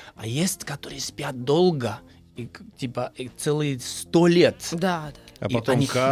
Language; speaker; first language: Russian; non-native, fluent; Icelandic